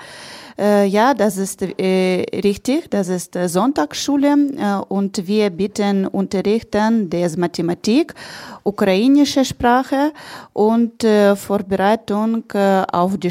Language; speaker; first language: German; non-native, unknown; Ukrainian